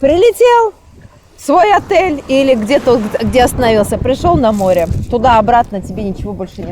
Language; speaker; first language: Russian; native; Russian